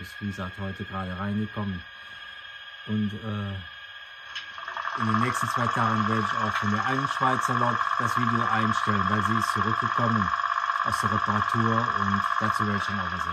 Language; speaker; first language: German; native; German